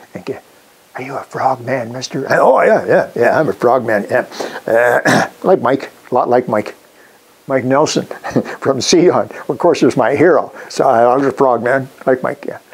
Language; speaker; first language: English; native; English